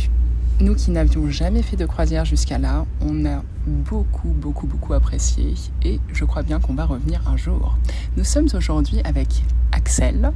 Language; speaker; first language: French; native; French